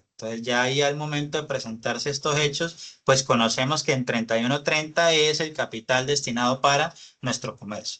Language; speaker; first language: Spanish; native; Spanish